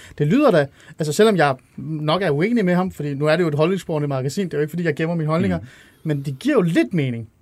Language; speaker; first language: Danish; early bilingual, other home language; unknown